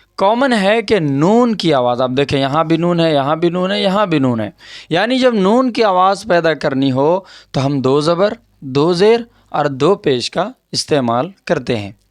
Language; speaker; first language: Urdu; native; Urdu